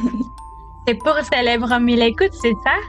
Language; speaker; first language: French; non-native, learner; Indonesian